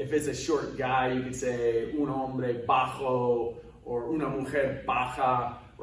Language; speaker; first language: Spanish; non-native, fluent; English